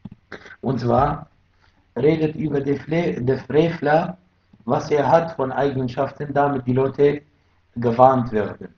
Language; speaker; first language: German; non-native, fluent; Arabic